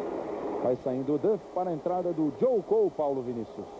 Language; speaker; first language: Portuguese; native; Portuguese